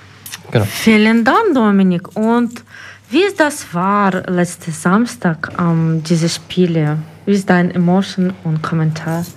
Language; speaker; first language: German; non-native, learner; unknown